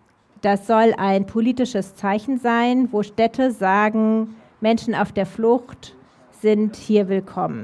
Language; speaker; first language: German; native; German